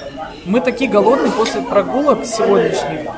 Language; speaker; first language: Russian; native; Russian